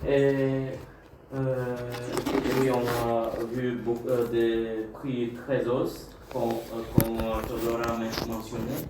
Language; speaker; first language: French; non-native, learner; Bulgarian